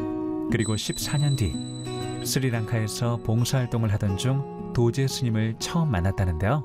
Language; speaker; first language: Korean; native; Korean